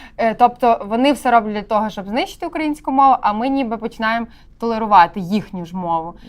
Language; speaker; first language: Ukrainian; native; Ukrainian